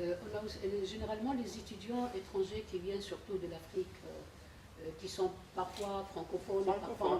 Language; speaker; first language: French; non-native, local second language; Arabic